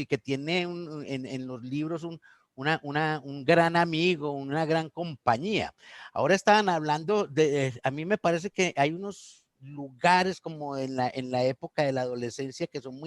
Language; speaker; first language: Spanish; native; Spanish